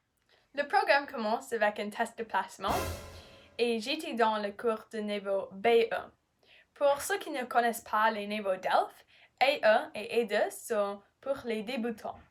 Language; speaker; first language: French; non-native, learner; English